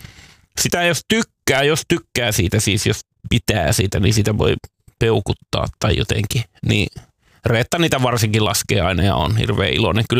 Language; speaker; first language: Finnish; native; Finnish